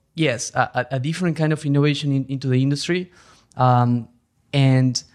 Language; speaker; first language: English; non-native, fluent; Spanish